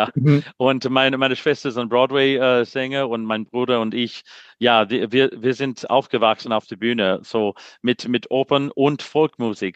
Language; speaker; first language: German; non-native, learner; English